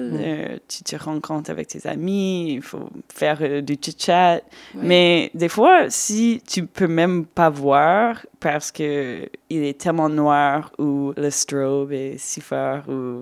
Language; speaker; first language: French; non-native, fluent; English